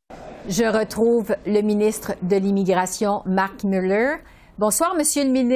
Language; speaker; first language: French; native; French